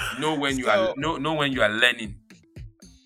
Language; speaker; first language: English; non-native, local second language; Yoruba